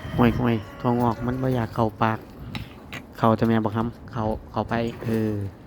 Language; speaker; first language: Thai; native; Thai